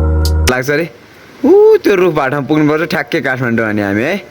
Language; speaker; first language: Nepali; native; Nepali